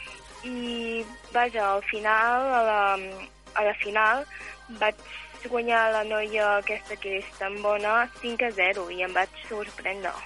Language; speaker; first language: Catalan; early bilingual, heritage; Catalan